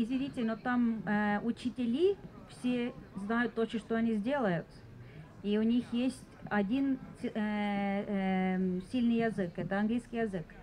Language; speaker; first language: Russian; non-native, fluent; Estonian